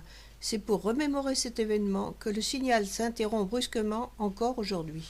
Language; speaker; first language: French; native; French